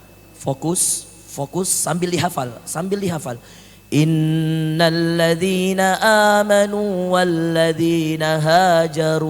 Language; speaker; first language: Indonesian; native; Indonesian